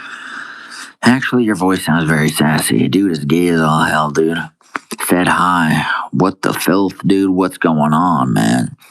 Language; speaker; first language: English; native; English